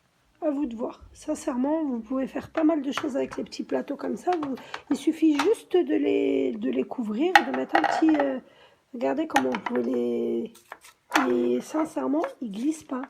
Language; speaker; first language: French; native; French